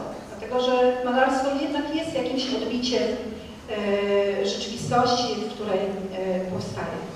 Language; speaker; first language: Polish; native; Polish